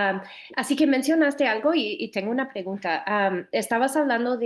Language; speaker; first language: Spanish; non-native, fluent; English